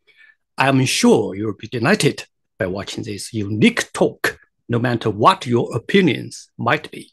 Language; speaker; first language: English; non-native, fluent; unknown